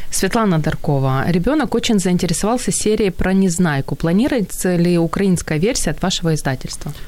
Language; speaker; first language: Ukrainian; native; Ukrainian